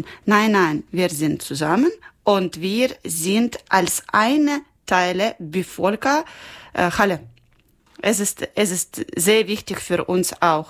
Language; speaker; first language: German; non-native, learner; Ukrainian